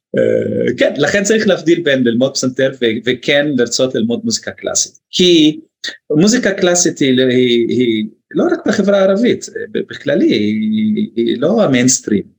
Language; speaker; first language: Hebrew; non-native, local second language; Arabic